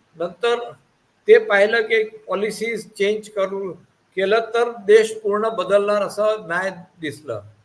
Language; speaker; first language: Marathi; non-native, local second language; Gujarati